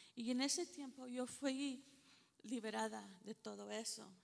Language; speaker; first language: Spanish; early bilingual, heritage; Spanish